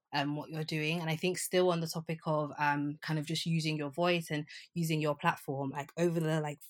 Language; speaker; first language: English; early bilingual, other home language; Yoruba